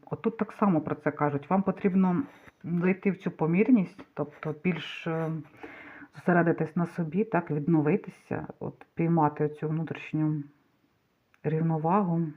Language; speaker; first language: Ukrainian; non-native, local second language; Russian